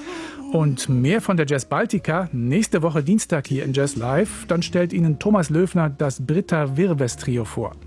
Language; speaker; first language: German; native; German